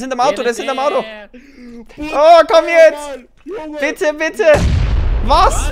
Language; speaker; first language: German; native; German